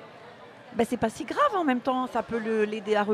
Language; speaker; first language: French; native; French